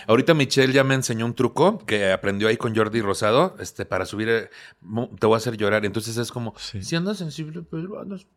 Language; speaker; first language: Spanish; native; Spanish